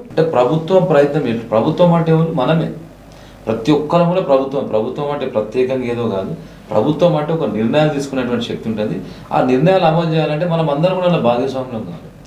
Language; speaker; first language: Telugu; native; Telugu